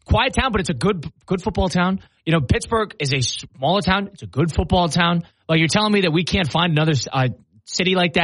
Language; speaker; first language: English; native; English